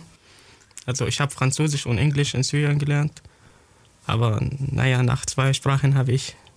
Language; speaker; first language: German; non-native, fluent; Arabic